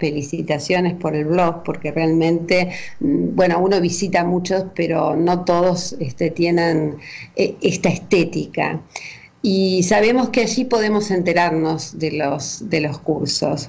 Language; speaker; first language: Spanish; native; Spanish